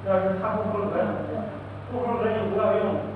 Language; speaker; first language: Chinese; native; Chinese